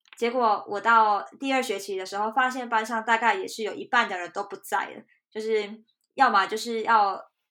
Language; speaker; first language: Chinese; native; Chinese